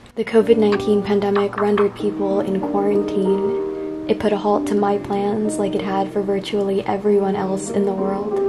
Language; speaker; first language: English; native; English